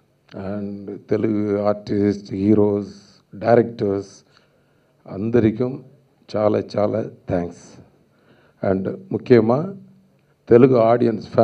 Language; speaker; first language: Telugu; non-native, learner; Tamil